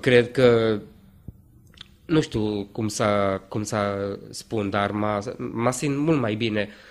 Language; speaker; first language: Romanian; non-native, fluent; Spanish